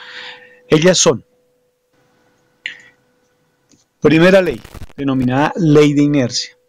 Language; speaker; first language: Spanish; native; Spanish